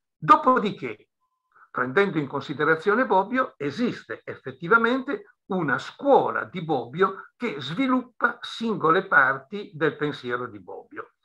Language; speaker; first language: Italian; native; Italian